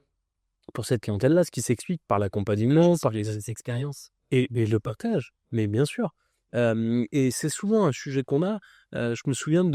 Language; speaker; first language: French; native; French